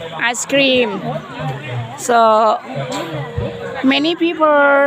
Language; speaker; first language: English; non-native, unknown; Thai